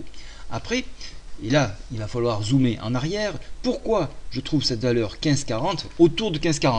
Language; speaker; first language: French; native; French